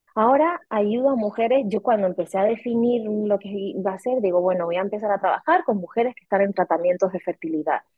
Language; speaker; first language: Spanish; native; Spanish